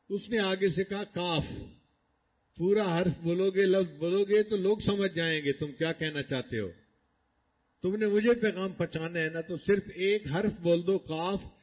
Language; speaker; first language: Urdu; non-native, local second language; Punjabi